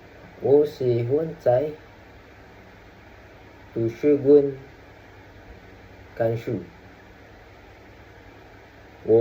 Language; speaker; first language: Chinese; non-native, learner; Malay